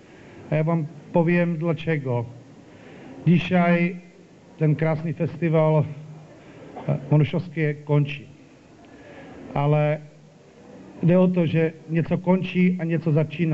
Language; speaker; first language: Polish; non-native, learner; Czech